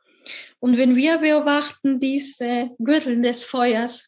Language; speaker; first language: German; non-native, fluent; Spanish